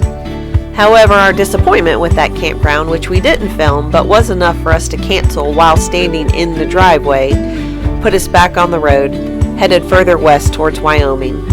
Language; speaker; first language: English; native; English